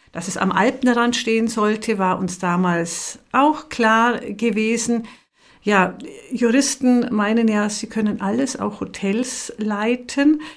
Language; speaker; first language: German; native; German